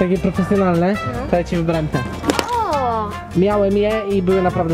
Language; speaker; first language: Polish; native; Polish